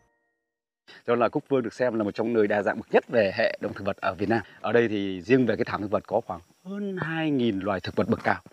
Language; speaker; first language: Vietnamese; native; Vietnamese